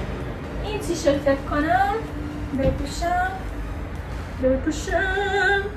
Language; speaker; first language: Persian; non-native, learner; Turkish